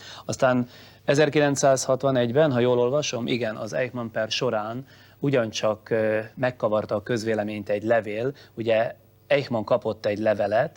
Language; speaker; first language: Hungarian; native; Hungarian